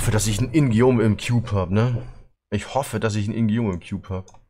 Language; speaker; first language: German; native; German